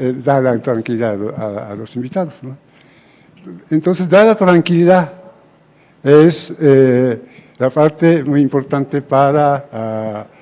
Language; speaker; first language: Spanish; non-native, fluent; Japanese